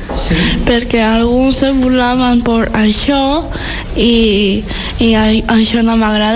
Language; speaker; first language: Catalan; non-native, learner; Spanish